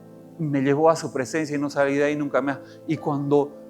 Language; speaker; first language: Spanish; native; Spanish